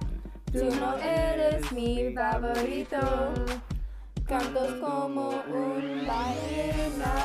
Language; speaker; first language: Spanish; non-native, learner; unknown